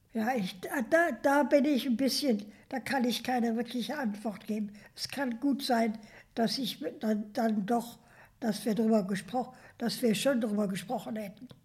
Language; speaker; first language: German; native; German